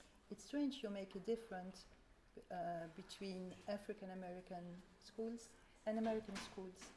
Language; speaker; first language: English; non-native, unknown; French